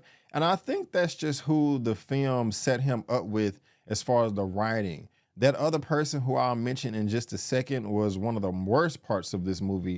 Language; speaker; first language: English; native; English